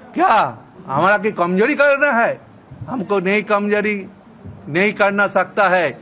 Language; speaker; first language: Hindi; non-native, local second language; Bangla